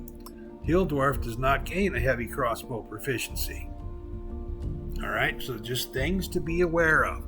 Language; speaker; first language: English; native; English